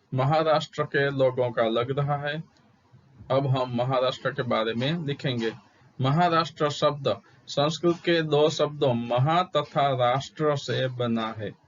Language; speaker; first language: Hindi; non-native, local second language; Gujarati